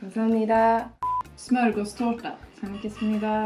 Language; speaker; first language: Korean; non-native, fluent; Swedish